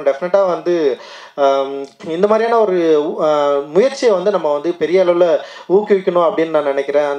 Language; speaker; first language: Tamil; native; Tamil